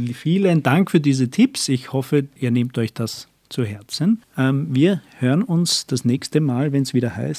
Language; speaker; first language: German; native; German